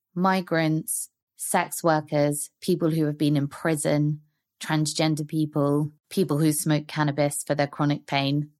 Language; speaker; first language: English; native; English